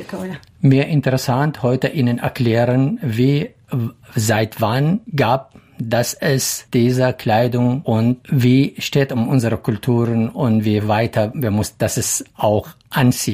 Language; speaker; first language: German; non-native, learner; Central Kurdish